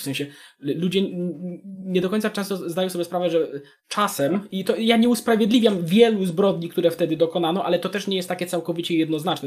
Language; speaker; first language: Polish; native; Polish